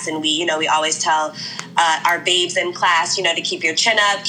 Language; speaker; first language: English; native; English